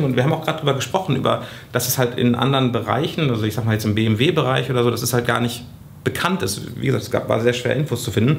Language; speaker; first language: German; native; German